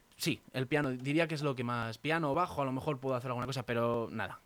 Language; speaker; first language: Spanish; native; Spanish